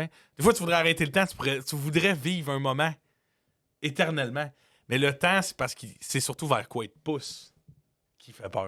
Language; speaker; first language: French; native; French